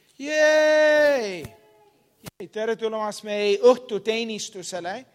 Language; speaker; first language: Estonian; non-native, learner; English